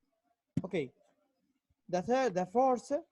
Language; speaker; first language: English; non-native, learner; Arabic